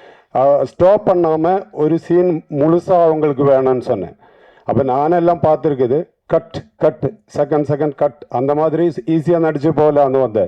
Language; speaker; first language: Tamil; non-native, learner; Malayalam